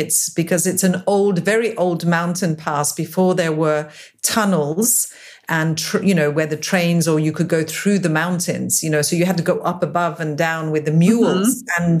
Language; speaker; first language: English; native; English